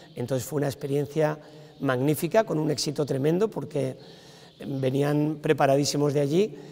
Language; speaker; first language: Spanish; native; Spanish